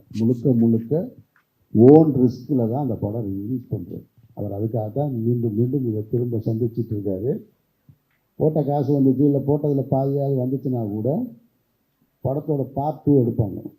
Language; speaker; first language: Tamil; native; Tamil